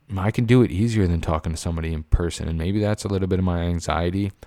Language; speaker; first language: English; native; English